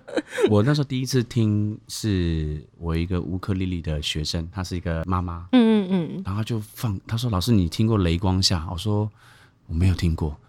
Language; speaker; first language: Chinese; native; Chinese